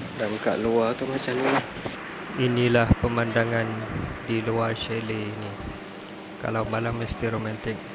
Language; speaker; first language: Malay; non-native, fluent; Western Cham